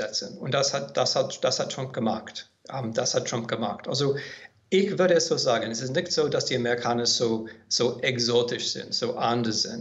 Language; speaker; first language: German; non-native, fluent; English